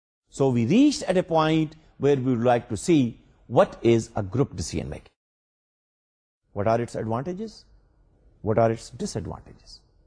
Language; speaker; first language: English; non-native, local second language; Urdu